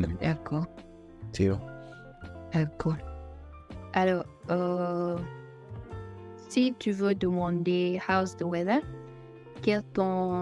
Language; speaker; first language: French; non-native, learner; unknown